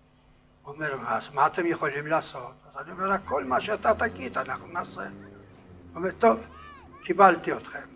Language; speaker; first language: Hebrew; non-native, fluent; Yiddish